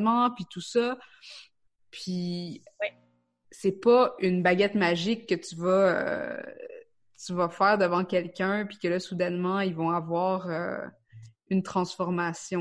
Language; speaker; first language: French; native; French